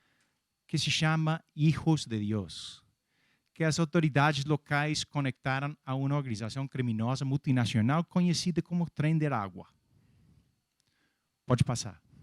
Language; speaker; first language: Portuguese; non-native, fluent; English